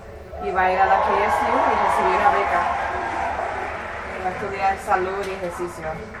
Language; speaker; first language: Spanish; early bilingual, heritage; Spanish